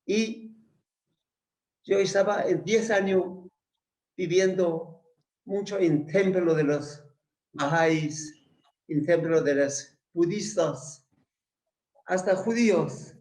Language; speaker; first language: Spanish; non-native, fluent; Persian